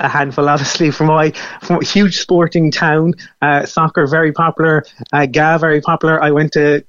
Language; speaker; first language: English; native; English